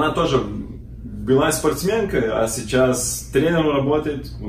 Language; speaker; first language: Russian; non-native, learner; Portuguese